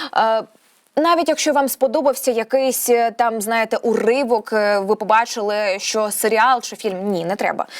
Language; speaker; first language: Ukrainian; native; Ukrainian